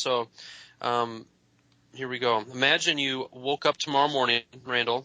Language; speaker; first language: English; native; English